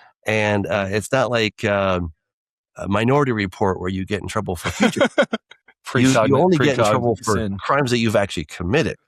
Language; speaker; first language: English; native; English